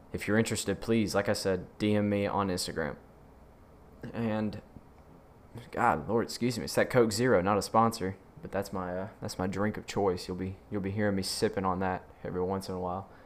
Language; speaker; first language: English; native; English